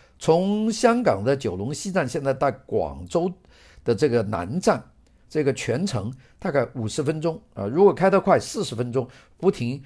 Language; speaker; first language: Chinese; non-native, local second language; Cantonese